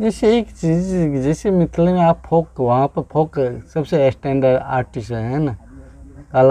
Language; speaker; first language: Hindi; non-native, learner; Maithili